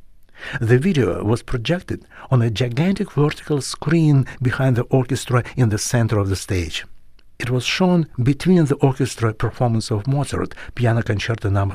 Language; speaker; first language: English; non-native, fluent; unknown